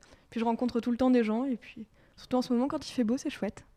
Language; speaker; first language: French; native; French